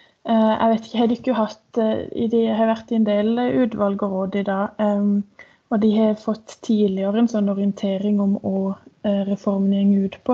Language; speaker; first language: Norwegian; native; Norwegian